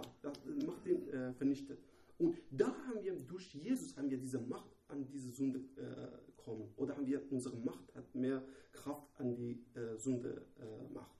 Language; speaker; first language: German; non-native, learner; Persian